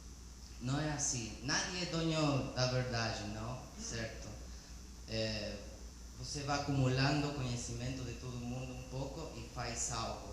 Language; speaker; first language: Portuguese; non-native, learner; Spanish